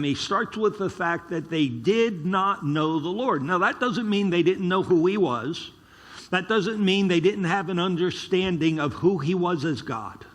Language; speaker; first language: English; native; English